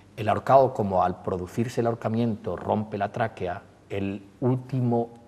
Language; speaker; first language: Spanish; native; Spanish